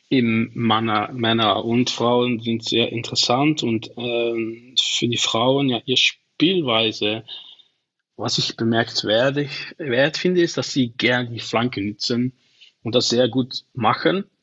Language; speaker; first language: German; non-native, learner; Dutch